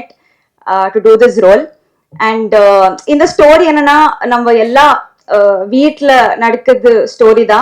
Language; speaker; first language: Tamil; non-native, learner; Telugu